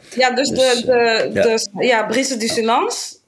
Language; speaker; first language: Dutch; native; Dutch